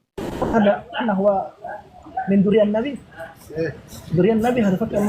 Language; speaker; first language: Arabic; non-native, learner; Indonesian